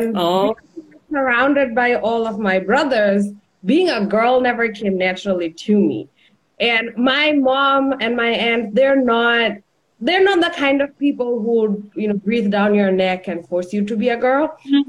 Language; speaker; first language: English; non-native, local second language; Bangla